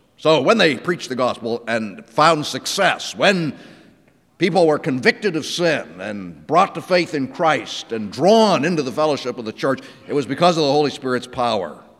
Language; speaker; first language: English; native; English